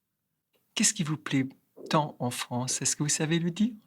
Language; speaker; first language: French; native; French